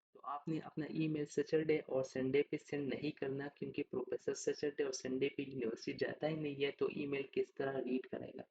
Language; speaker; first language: Urdu; non-native, local second language; Pashto